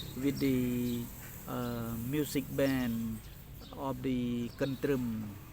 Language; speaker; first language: English; non-native, learner; Thai